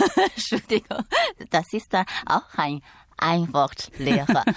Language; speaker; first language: German; non-native, fluent; Chinese